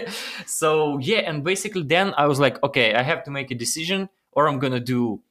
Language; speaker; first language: English; non-native, fluent; Ukrainian